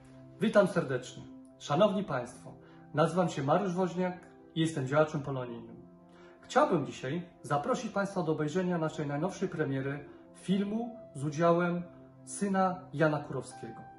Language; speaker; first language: Polish; native; Polish